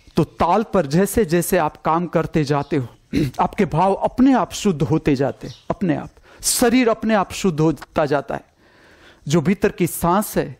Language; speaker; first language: Hindi; non-native, local second language; Gujarati